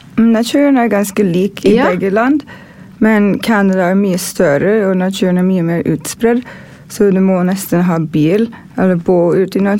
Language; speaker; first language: Norwegian; non-native, fluent; English